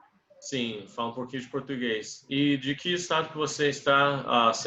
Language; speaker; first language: Portuguese; non-native, learner; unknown